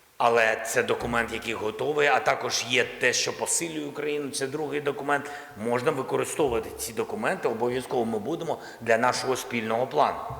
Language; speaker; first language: Ukrainian; non-native, local second language; Russian